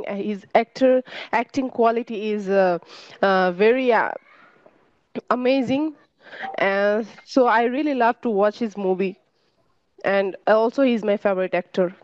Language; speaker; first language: English; non-native, learner; Bangla